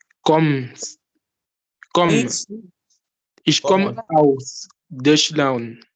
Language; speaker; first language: German; non-native, learner; French